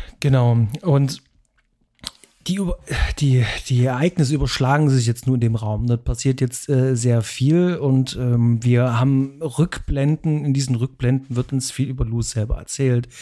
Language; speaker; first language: German; native; German